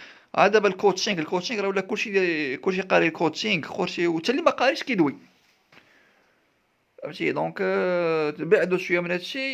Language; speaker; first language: Arabic; native; Arabic